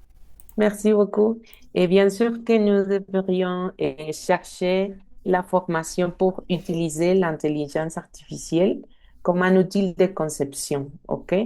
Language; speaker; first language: French; non-native, fluent; Spanish